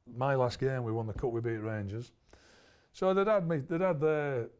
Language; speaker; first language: English; native; English